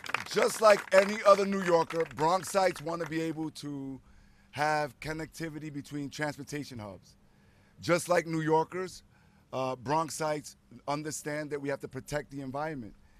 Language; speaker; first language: English; early bilingual, other home language; Spanish